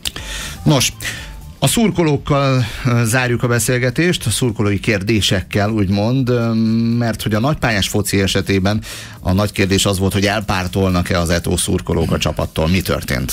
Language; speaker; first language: Hungarian; native; Hungarian